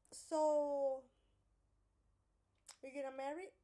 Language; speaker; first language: English; non-native, learner; Indonesian